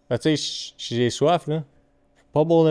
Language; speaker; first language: French; native; French